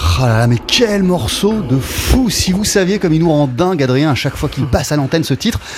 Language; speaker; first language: French; native; French